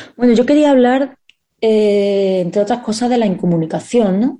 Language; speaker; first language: Spanish; native; Spanish